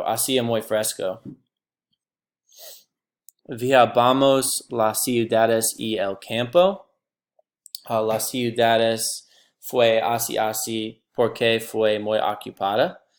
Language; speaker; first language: Spanish; non-native, learner; English